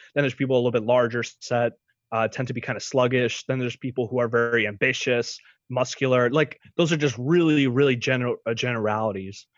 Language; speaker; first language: English; early bilingual, other home language; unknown